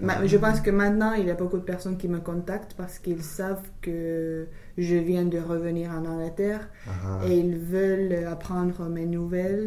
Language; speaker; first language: French; non-native, fluent; English